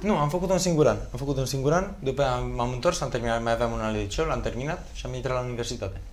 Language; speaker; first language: Romanian; early bilingual, other home language; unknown